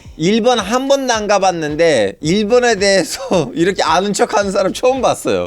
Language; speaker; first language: Korean; native; Korean